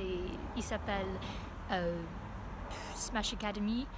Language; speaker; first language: French; non-native, learner; English